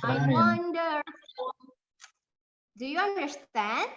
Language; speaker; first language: English; non-native, fluent; Indonesian